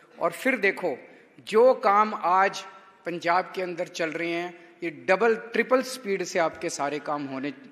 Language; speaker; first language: Hindi; native; Hindi